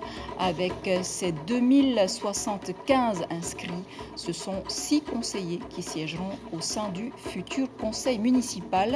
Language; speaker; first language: French; native; French